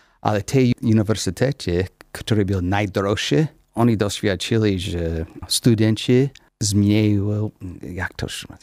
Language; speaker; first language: Polish; non-native, learner; English